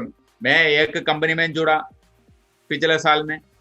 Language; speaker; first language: Hindi; non-native, local second language; Malayalam